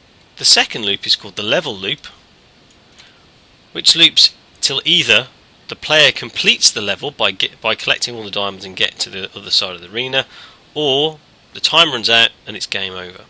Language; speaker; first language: English; native; English